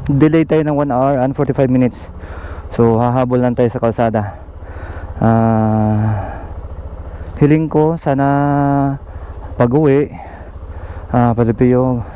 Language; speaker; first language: Filipino; native; Filipino